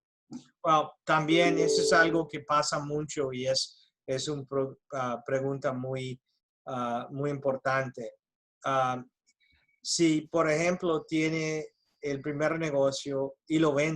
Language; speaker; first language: Spanish; early bilingual, heritage; Spanish